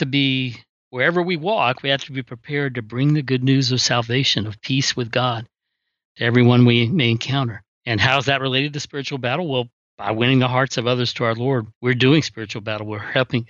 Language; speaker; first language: English; native; English